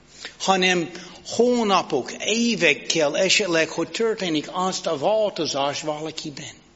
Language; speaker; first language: Hungarian; non-native, fluent; English